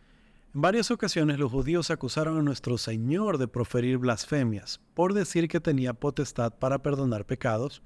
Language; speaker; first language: Spanish; native; Spanish